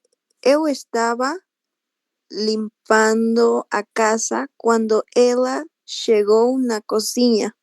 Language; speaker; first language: Portuguese; non-native, learner; Spanish